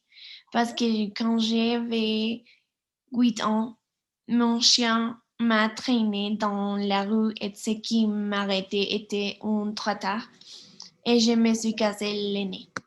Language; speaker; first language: French; non-native, learner; Spanish